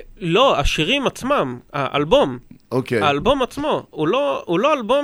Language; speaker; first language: Hebrew; native; Hebrew